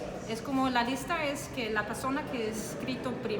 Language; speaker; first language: Spanish; non-native, learner; Danish